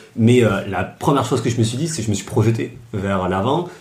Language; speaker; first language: French; native; French